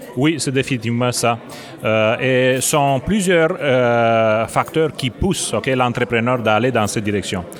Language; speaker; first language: French; non-native, fluent; Romanian